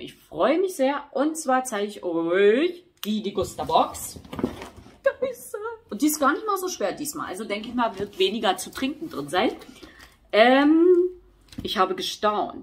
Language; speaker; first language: German; native; German